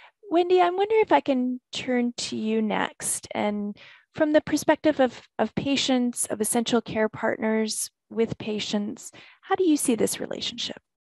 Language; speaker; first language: English; native; English